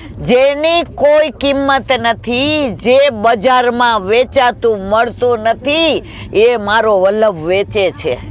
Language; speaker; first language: Gujarati; native; Gujarati